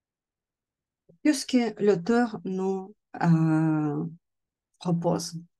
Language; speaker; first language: French; non-native, fluent; Russian